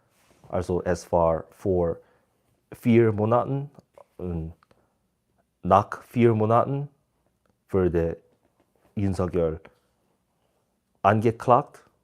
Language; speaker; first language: German; non-native, learner; Korean